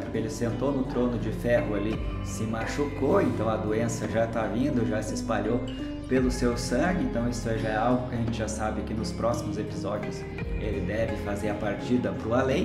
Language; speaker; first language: Portuguese; native; Portuguese